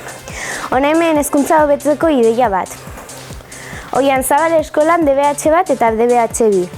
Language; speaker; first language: Basque; native; Basque